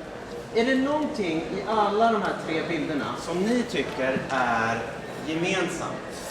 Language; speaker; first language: Swedish; native; Swedish